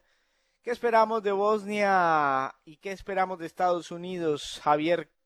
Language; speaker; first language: Spanish; native; Spanish